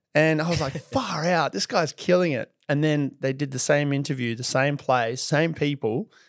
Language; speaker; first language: English; native; English